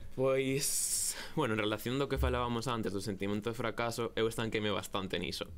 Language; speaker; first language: Galician; non-native, local second language; Spanish